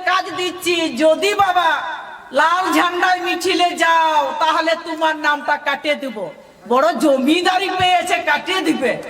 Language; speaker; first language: Bangla; non-native, local second language; Santali